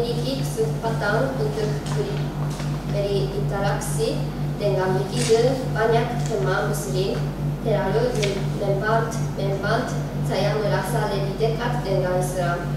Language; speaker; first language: Indonesian; non-native, learner; Japanese